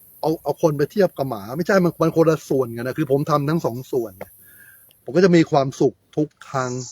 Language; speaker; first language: Thai; native; Thai